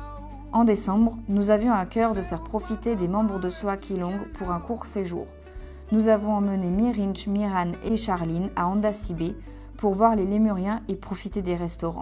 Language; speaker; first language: French; native; French